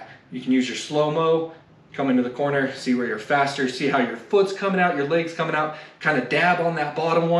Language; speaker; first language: English; native; English